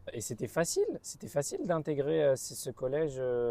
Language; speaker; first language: French; native; French